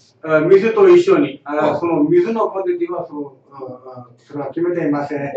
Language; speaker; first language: Japanese; non-native, learner; Tamil